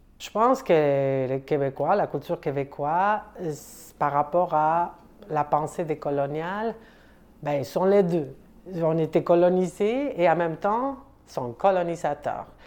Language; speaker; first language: French; non-native, fluent; Spanish